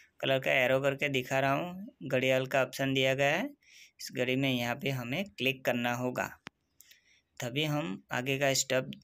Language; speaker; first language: Hindi; non-native, local second language; Gujarati